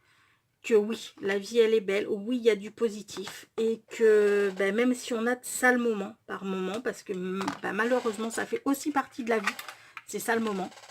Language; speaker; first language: French; native; French